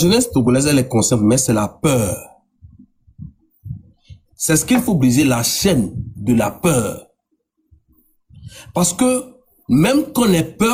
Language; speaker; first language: French; non-native, local second language; Ewe